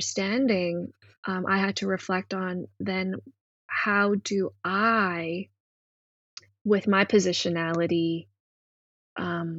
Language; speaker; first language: English; non-native, local second language; Cantonese